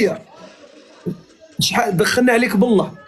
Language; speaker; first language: Arabic; native; Arabic